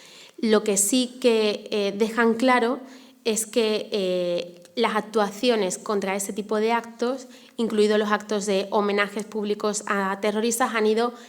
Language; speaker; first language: Spanish; native; Spanish